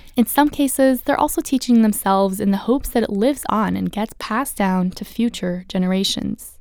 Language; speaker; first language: English; early bilingual, other home language; Arabic